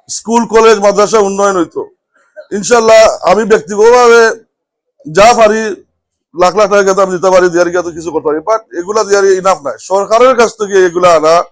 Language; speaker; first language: Bangla; early bilingual, heritage; Bangla